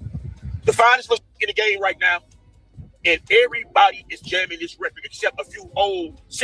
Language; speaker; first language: English; native; English